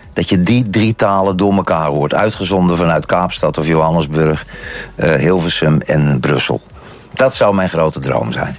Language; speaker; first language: Dutch; native; Dutch